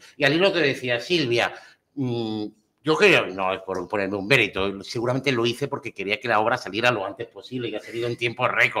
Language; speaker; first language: Spanish; native; Spanish